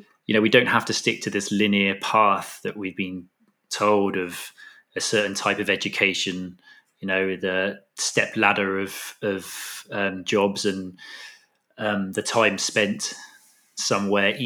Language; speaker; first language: English; native; English